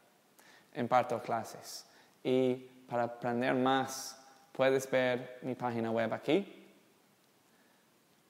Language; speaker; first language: Spanish; non-native, fluent; English